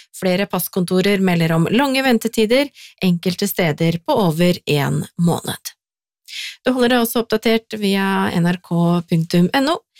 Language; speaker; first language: Norwegian; native; Norwegian